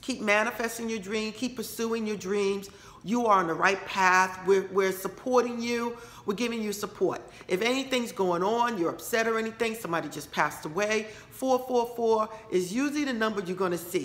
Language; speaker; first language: English; native; English